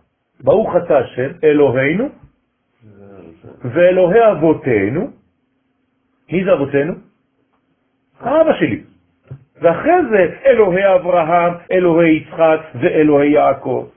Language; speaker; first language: Hebrew; non-native, fluent; French